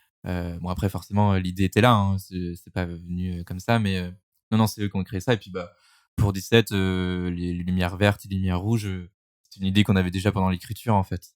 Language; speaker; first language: French; native; French